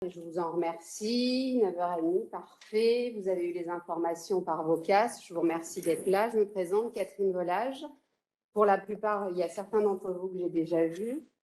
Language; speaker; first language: French; native; French